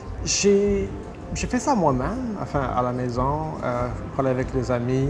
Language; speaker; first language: French; non-native, local second language; English